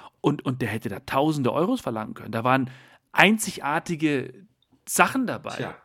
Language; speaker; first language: German; native; German